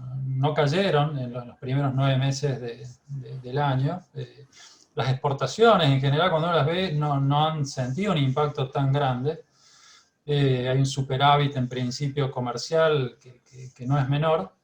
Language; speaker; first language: Spanish; native; Spanish